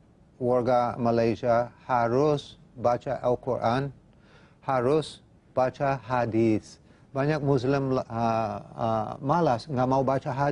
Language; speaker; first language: Indonesian; non-native, fluent; English